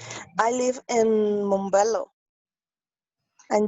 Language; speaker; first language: English; non-native, learner; Spanish